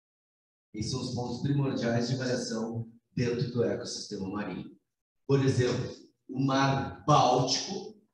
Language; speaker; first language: Portuguese; native; Portuguese